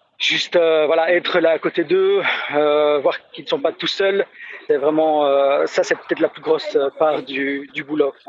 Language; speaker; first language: French; native; French